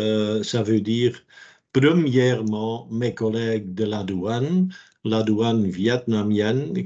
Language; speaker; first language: French; non-native, local second language; Dutch